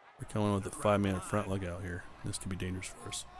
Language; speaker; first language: English; native; English